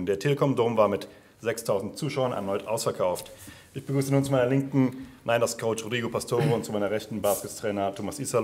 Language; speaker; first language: German; native; German